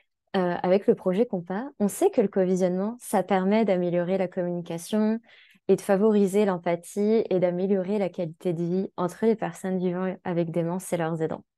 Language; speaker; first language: French; native; French